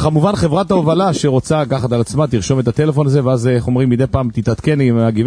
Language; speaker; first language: Hebrew; native; Hebrew